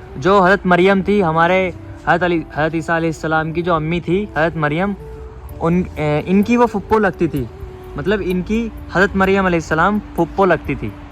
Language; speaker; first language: Hindi; native; Hindi